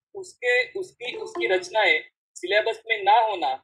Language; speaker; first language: Hindi; non-native, local second language; Marathi